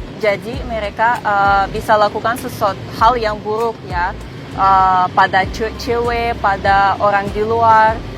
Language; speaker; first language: Indonesian; non-native, fluent; Russian